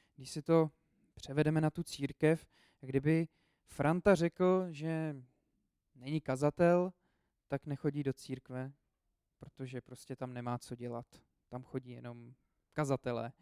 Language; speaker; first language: Czech; native; Czech